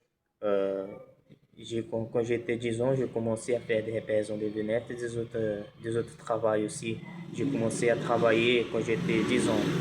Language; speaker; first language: French; non-native, learner; Portuguese